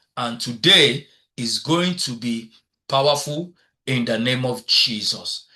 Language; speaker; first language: English; non-native, local second language; Yoruba